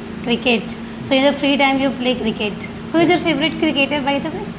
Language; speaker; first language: English; non-native, learner; Hindi